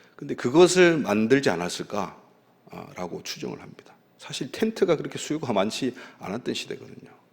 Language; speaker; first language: Korean; native; Korean